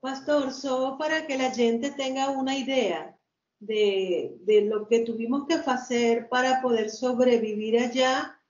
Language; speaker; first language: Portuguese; non-native, learner; Spanish